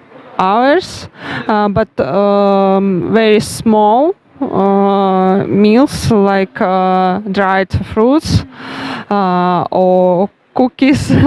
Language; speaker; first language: English; non-native, learner; Russian